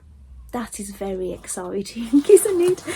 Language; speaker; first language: English; native; English